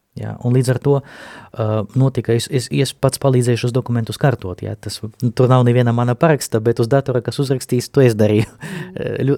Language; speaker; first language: Latvian; non-native, local second language; Russian